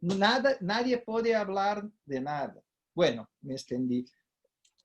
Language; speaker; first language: Spanish; non-native, fluent; Portuguese